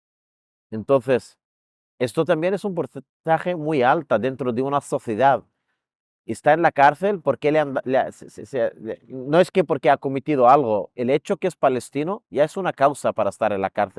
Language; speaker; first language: Spanish; non-native, fluent; Arabic